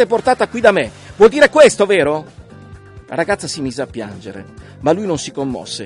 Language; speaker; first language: Italian; native; Italian